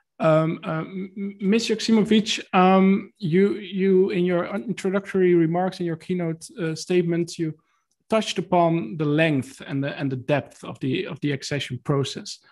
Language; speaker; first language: English; non-native, fluent; Dutch